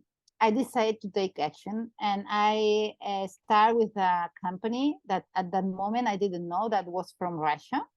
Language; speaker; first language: English; non-native, learner; Catalan